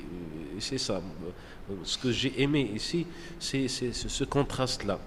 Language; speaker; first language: French; non-native, local second language; Arabic